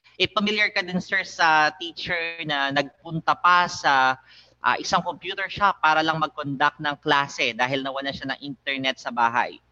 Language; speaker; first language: Filipino; native; Filipino